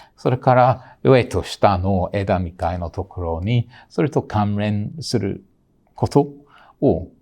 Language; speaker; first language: Japanese; non-native, fluent; English